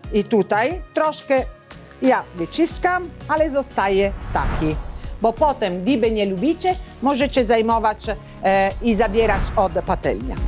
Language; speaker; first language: Polish; non-native, learner; Italian